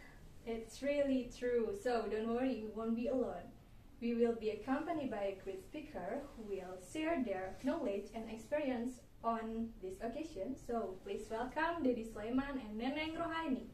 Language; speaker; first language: English; non-native, fluent; Indonesian